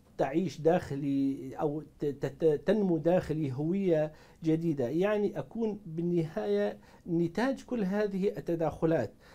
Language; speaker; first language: Arabic; non-native, local second language; Kurdish